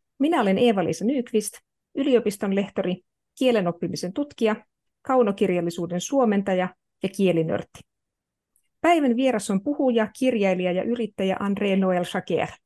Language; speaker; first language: Finnish; native; Finnish